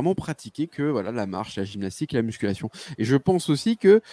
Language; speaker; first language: French; native; French